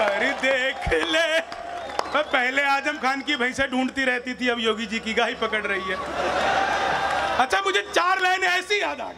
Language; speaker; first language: Hindi; native; Hindi